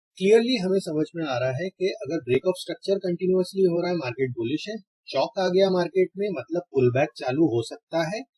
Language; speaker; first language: Hindi; native; Hindi